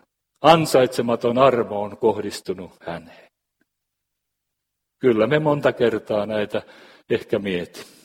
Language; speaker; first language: Finnish; native; Finnish